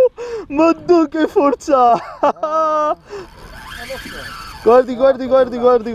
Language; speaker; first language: Italian; non-native, learner; Georgian